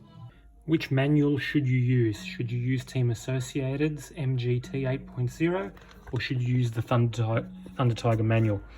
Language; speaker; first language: English; native; English